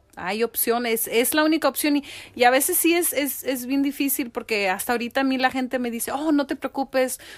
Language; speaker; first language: Spanish; early bilingual, heritage; Spanish